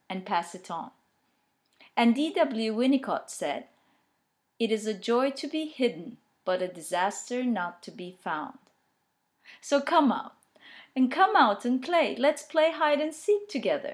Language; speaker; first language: English; non-native, fluent; Turkish